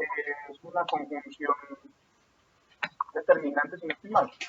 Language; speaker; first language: Spanish; native; Spanish